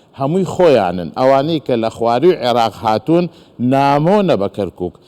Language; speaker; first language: Central Kurdish; non-native, local second language; Azerbaijani